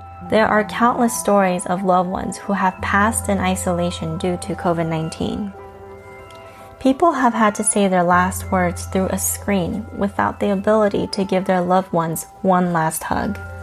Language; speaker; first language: English; early bilingual, other home language; Korean